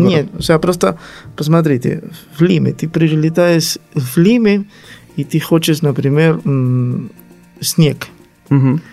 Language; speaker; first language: Russian; non-native, learner; Spanish